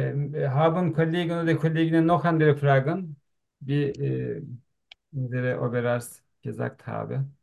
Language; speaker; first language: German; non-native, learner; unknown